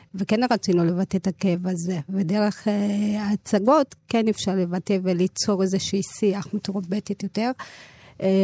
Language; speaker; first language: Hebrew; early bilingual, other home language; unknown